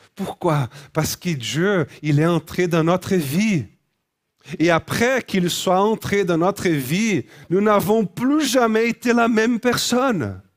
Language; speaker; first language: French; non-native, fluent; Portuguese